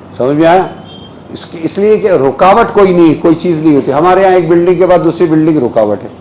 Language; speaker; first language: Urdu; native; Urdu